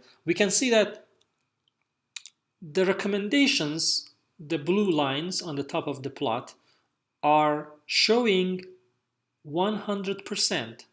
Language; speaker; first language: English; non-native, fluent; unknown